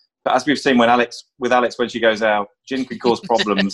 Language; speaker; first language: English; native; English